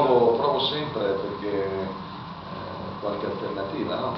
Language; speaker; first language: Italian; native; Italian